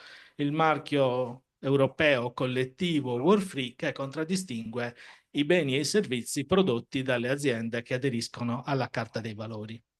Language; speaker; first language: Italian; native; Italian